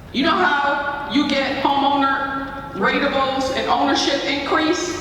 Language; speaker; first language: English; native; English